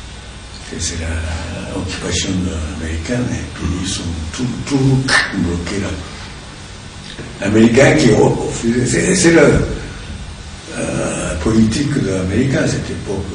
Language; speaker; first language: French; non-native, learner; Japanese